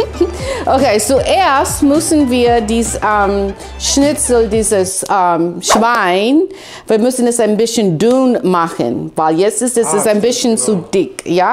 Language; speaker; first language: German; non-native, fluent; English